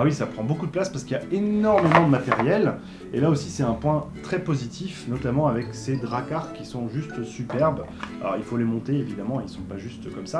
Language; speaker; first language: French; native; French